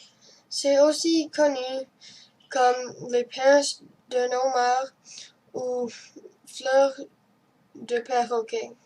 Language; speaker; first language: French; non-native, learner; English